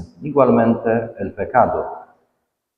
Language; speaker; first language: Spanish; non-native, fluent; Polish